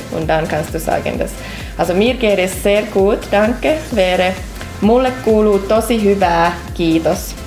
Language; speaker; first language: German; non-native, fluent; Finnish